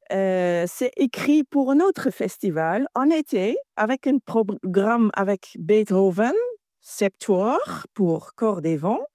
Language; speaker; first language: French; non-native, fluent; Dutch